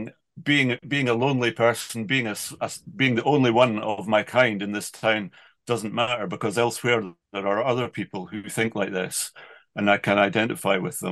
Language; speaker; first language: English; native; English